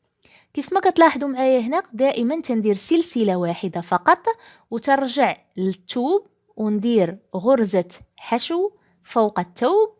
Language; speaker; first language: Arabic; native; Arabic